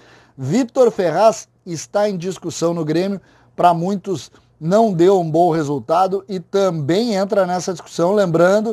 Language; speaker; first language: Portuguese; native; Portuguese